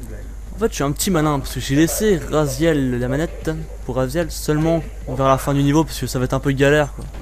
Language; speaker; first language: French; native; French